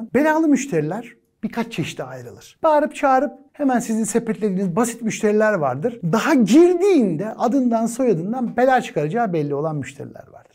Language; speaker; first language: Turkish; native; Turkish